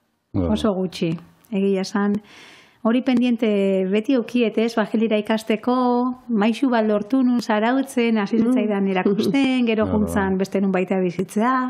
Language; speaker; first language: Basque; native; Basque